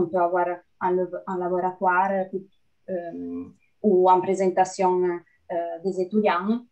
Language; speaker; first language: French; non-native, fluent; Italian